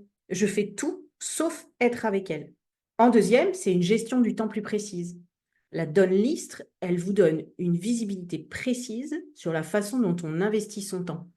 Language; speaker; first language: French; native; French